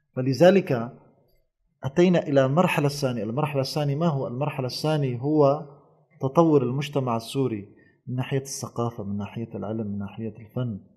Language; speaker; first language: Arabic; non-native, fluent; Turkish